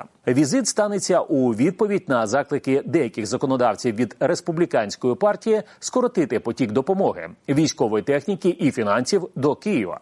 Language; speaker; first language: Ukrainian; native; Ukrainian